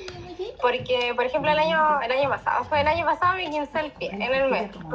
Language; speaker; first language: Spanish; native; Spanish